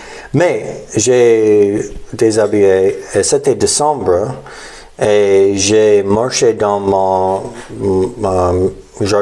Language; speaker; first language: French; non-native, learner; English